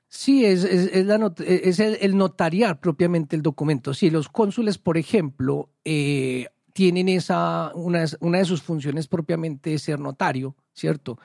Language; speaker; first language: Spanish; native; Spanish